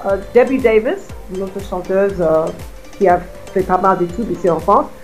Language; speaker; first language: French; non-native, fluent; English